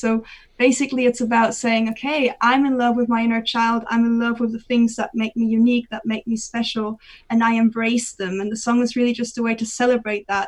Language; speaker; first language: English; non-native, fluent; German